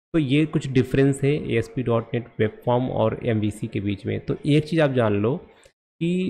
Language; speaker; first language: Hindi; native; Hindi